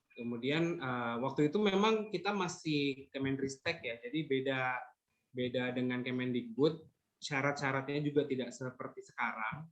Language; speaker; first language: Indonesian; native; Indonesian